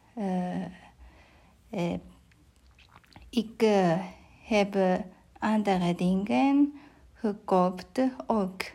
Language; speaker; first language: Dutch; non-native, learner; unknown